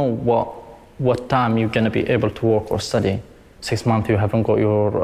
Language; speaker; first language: English; non-native, learner; Arabic